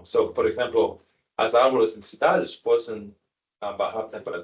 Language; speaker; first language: Spanish; non-native, learner; English